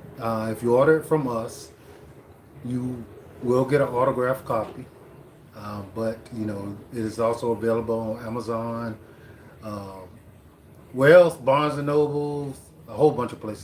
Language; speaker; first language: English; native; English